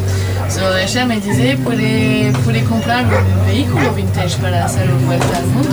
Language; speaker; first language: Spanish; non-native, learner; French